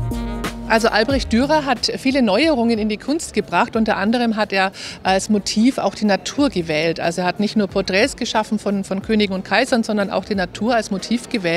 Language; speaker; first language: German; native; German